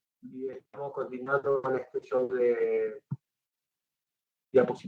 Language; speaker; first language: Spanish; native; Spanish